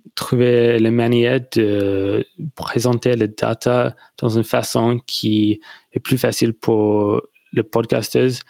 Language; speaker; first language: French; non-native, fluent; English